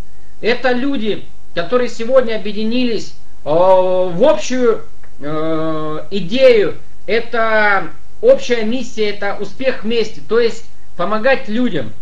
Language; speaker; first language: Russian; native; Russian